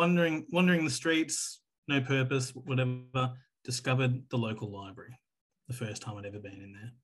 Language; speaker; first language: English; native; English